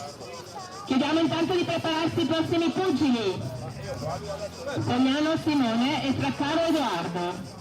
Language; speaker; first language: Italian; native; Italian